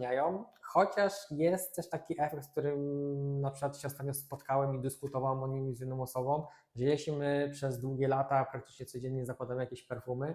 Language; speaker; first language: Polish; native; Polish